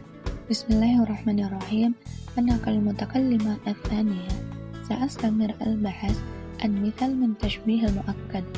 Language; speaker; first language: Arabic; non-native, learner; Indonesian